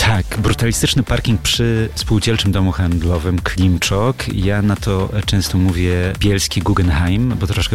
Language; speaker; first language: Polish; native; Polish